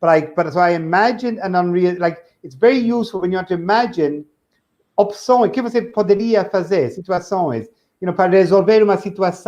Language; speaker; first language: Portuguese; non-native, fluent; English